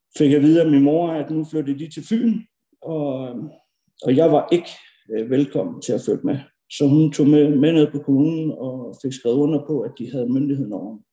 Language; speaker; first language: Danish; early bilingual, other home language; Norwegian